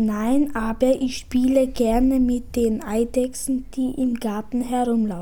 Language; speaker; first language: German; early bilingual, other home language; Serbian